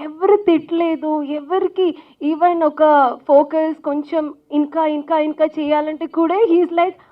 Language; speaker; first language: Telugu; non-native, local second language; Malayalam